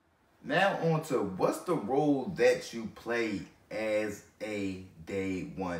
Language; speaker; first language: English; native; English